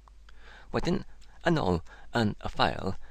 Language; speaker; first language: Welsh; non-native, learner; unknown